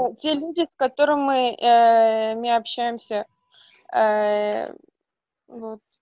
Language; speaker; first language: Russian; non-native, fluent; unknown